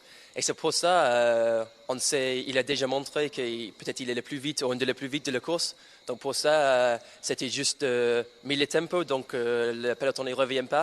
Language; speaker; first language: French; non-native, learner; English